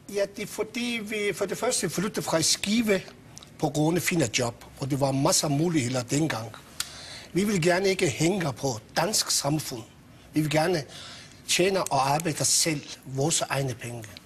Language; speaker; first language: Danish; non-native, fluent; Persian